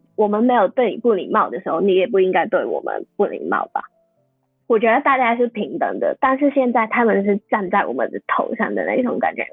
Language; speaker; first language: Chinese; non-native, fluent; Cantonese